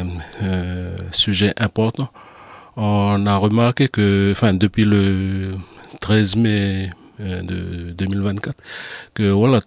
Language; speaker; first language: French; native; French